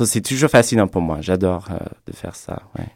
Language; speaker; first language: French; non-native, fluent; English